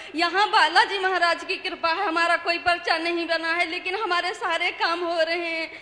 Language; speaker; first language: Hindi; native; Hindi